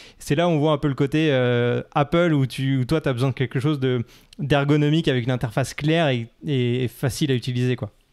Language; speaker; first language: French; native; French